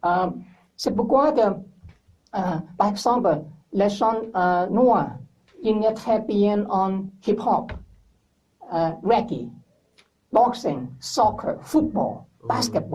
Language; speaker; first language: French; non-native, learner; English